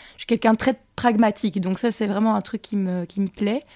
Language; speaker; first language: French; native; French